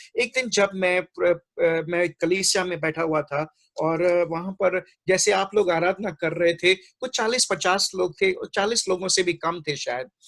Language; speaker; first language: Hindi; non-native, local second language; Marathi